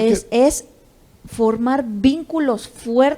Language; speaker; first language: Spanish; native; Spanish